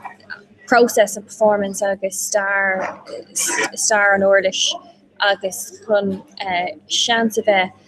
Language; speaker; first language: Irish; non-native, local second language; English